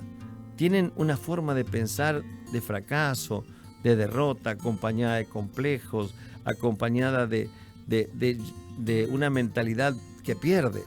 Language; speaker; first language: Spanish; native; Spanish